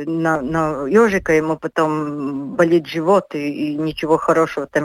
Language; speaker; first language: Russian; non-native, local second language; Latvian